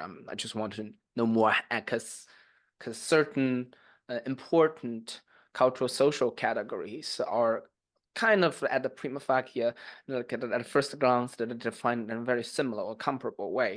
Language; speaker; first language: English; non-native, fluent; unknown